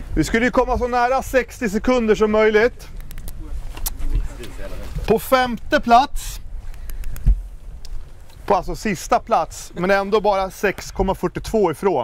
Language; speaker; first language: Swedish; native; Swedish